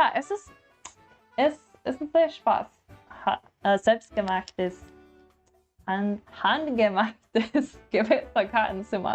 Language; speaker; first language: German; non-native, learner; English